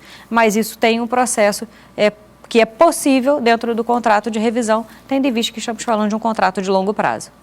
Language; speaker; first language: Portuguese; native; Portuguese